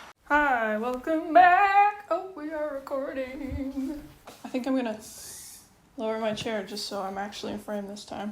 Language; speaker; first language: English; native; English